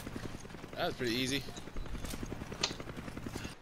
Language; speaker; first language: English; native; English